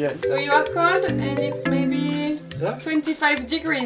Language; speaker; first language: English; non-native, learner; French